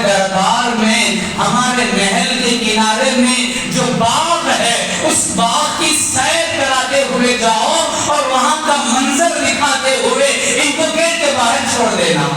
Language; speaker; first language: Urdu; native; Urdu